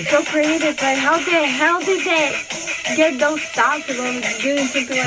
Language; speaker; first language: English; non-native, fluent; Russian